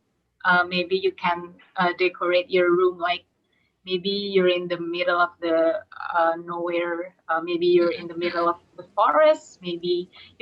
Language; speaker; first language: English; non-native, fluent; Indonesian